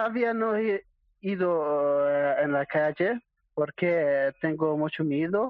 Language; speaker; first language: Spanish; non-native, learner; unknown